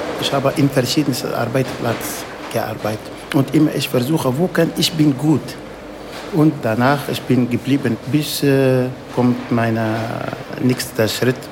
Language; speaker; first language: German; non-native, learner; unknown